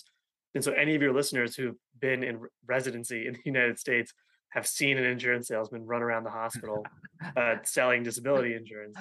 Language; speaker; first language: English; native; English